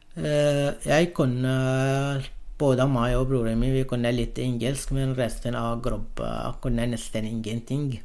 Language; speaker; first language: Norwegian; non-native, fluent; Arabic